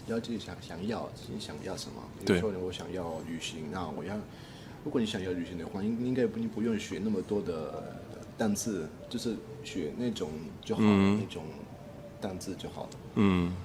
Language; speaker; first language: Chinese; non-native, fluent; Spanish